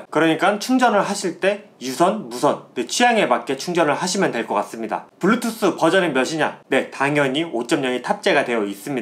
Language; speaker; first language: Korean; native; Korean